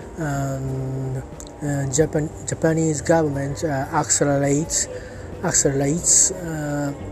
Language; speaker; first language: English; non-native, learner; Japanese